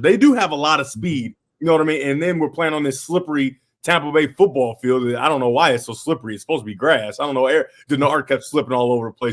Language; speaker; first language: English; native; English